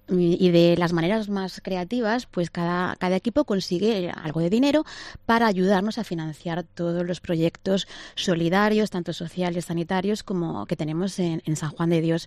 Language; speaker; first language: Spanish; native; Spanish